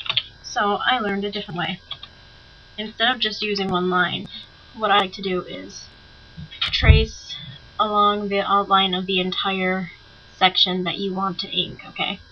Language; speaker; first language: English; native; English